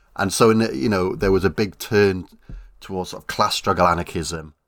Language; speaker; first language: English; native; English